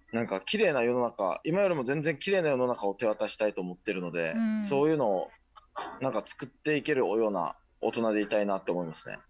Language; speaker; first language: Japanese; native; Japanese